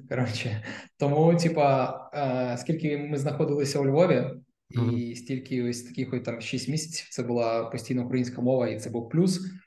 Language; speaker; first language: Ukrainian; non-native, local second language; Russian